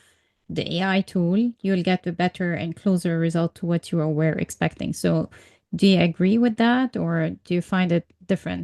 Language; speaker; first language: English; non-native, fluent; Arabic